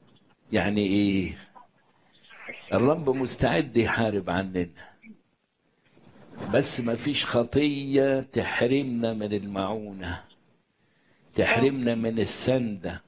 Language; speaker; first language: Arabic; native; Arabic